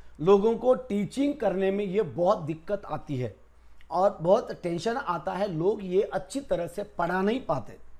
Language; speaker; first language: Hindi; non-native, local second language; Marathi